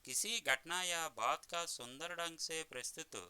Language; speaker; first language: Hindi; non-native, local second language; Telugu